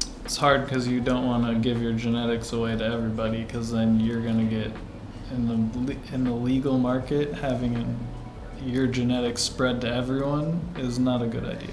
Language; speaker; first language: English; native; English